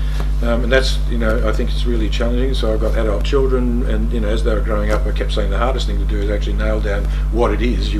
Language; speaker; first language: English; native; English